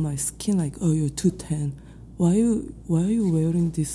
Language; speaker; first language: English; non-native, fluent; Korean